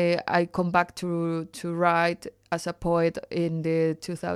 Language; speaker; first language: English; non-native, fluent; Spanish